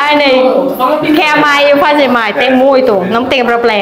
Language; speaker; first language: Portuguese; non-native, learner; Vietnamese